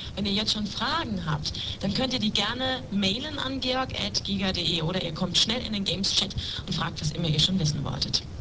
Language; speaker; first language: German; native; German